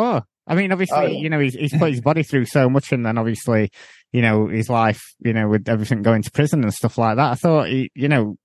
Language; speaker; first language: English; native; English